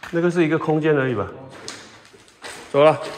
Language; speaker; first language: Chinese; native; Chinese